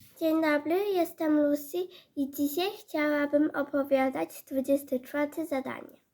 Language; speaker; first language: Polish; non-native, learner; Chinese